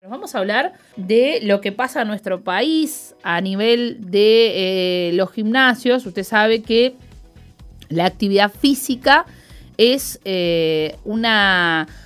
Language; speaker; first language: Spanish; native; Spanish